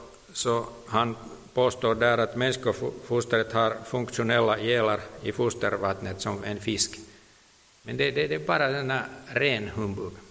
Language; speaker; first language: Swedish; non-native, local second language; Finnish